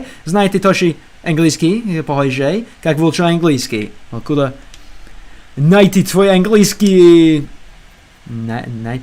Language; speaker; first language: Russian; non-native, learner; English